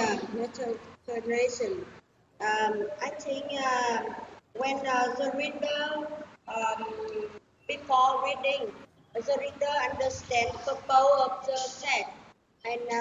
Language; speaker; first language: English; non-native, learner; Vietnamese